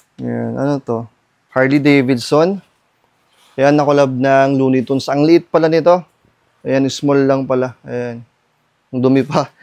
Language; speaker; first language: Filipino; non-native, local second language; Iloko